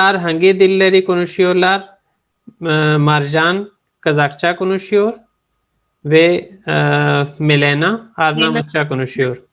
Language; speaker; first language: Turkish; non-native, fluent; Urdu